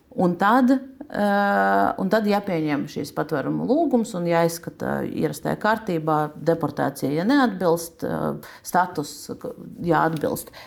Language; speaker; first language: Latvian; non-native, local second language; Russian